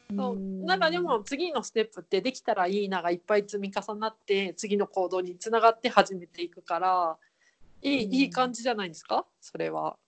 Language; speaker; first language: Japanese; native; Japanese